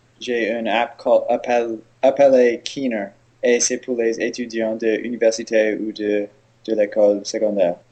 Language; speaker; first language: French; non-native, learner; English